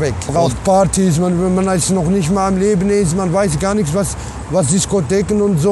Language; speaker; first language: German; non-native, learner; Arabic